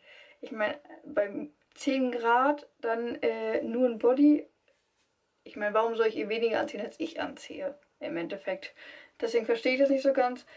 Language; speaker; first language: German; native; German